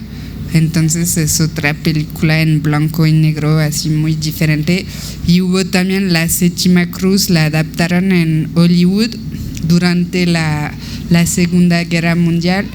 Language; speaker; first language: Spanish; non-native, fluent; French